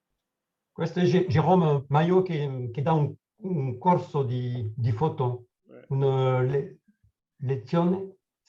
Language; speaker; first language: Italian; non-native, learner; French